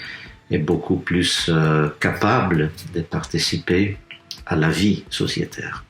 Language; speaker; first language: French; non-native, fluent; Italian